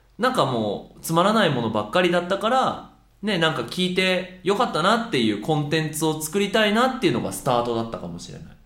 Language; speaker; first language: Japanese; native; Japanese